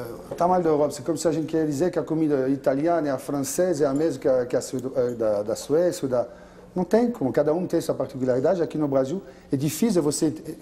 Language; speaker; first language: Portuguese; non-native, fluent; French